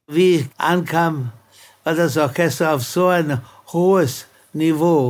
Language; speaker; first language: German; non-native, fluent; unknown